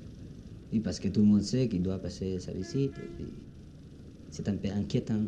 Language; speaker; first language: French; non-native, learner; Spanish